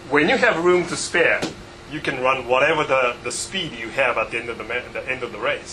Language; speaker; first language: English; non-native, fluent; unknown